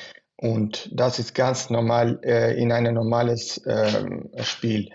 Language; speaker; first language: German; non-native, fluent; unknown